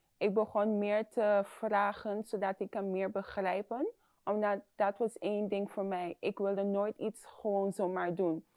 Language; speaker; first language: Dutch; non-native, fluent; English